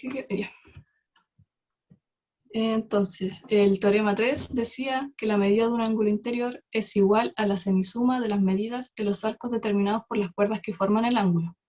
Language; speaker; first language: Spanish; native; Spanish